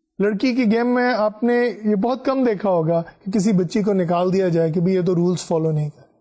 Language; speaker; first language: Urdu; non-native, local second language; Punjabi